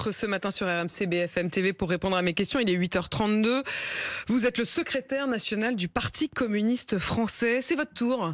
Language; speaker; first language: French; native; French